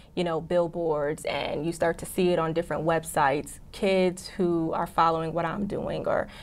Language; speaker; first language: English; native; English